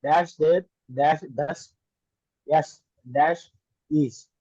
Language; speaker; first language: English; non-native, learner; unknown